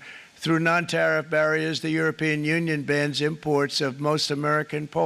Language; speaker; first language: English; native; English